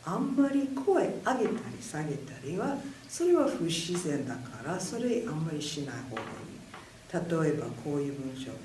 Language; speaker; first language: Japanese; non-native, fluent; English